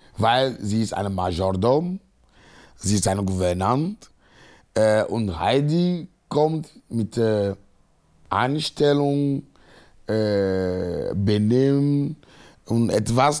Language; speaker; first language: German; non-native, fluent; Ewe